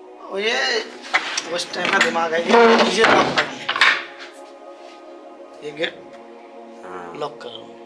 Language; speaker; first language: Hindi; non-native, local second language; Malayalam